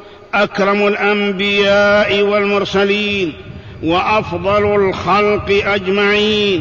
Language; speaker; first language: Arabic; native; Arabic